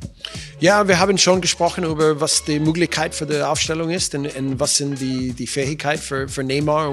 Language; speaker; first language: German; non-native, learner; English